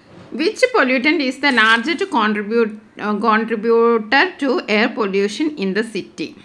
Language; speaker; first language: English; non-native, local second language; Malayalam